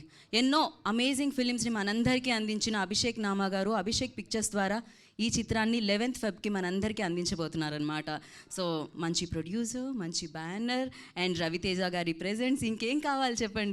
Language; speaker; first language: Telugu; native; Telugu